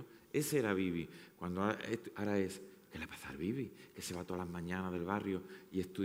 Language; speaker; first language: Spanish; native; Spanish